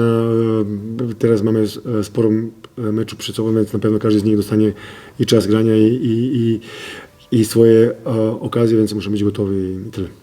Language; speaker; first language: Polish; non-native, fluent; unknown